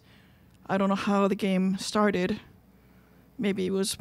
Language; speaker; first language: English; non-native, fluent; Spanish